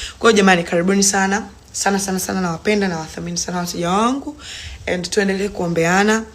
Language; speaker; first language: Swahili; native; Swahili